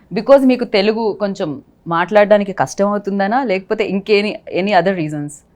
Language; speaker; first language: Telugu; native; Telugu